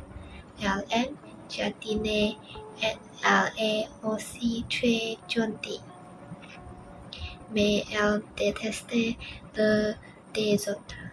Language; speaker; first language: French; non-native, learner; Chinese